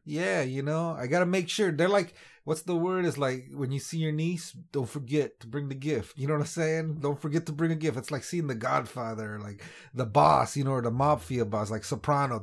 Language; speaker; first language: English; native; English